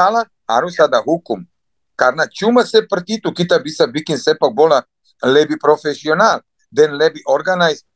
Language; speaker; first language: Indonesian; non-native, fluent; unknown